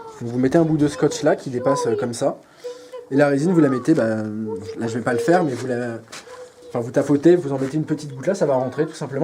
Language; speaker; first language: French; native; French